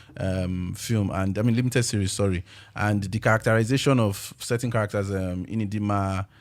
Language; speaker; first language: Nigerian Pidgin; native; Nigerian Pidgin